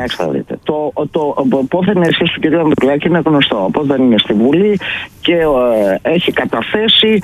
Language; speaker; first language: Greek; native; Greek